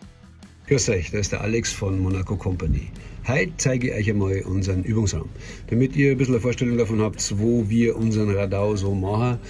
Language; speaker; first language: German; native; German